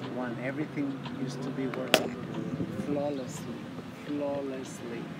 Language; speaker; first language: English; native; English